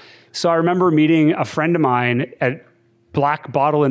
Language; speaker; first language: English; native; English